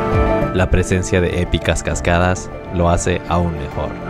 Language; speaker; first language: Spanish; native; Spanish